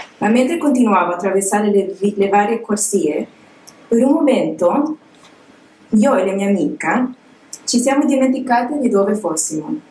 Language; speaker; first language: Italian; non-native, fluent; English